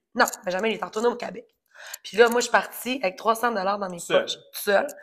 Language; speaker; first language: French; native; French